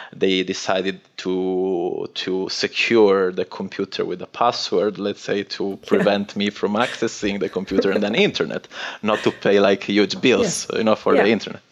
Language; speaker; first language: English; non-native, fluent; Italian